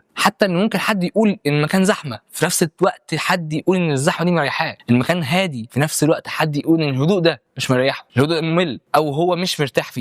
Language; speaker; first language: Arabic; native; Arabic